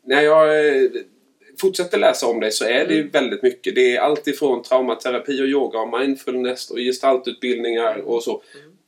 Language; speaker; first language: Swedish; native; Swedish